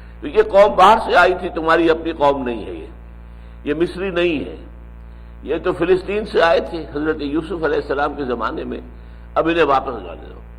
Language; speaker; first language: Urdu; native; Urdu